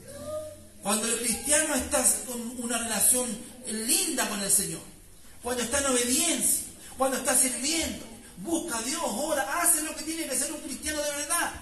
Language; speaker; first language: Spanish; native; Spanish